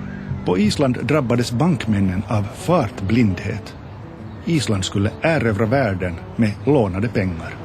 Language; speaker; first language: Swedish; native; Swedish